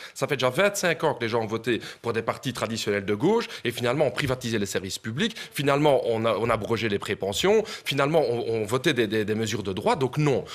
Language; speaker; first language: French; native; French